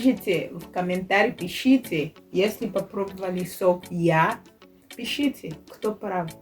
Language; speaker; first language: Russian; non-native, fluent; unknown